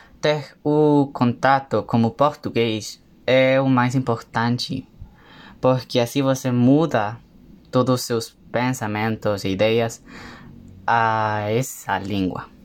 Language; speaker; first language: Portuguese; non-native, learner; Spanish